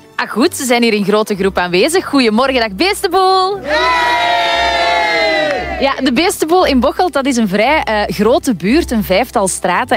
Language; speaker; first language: Dutch; native; Dutch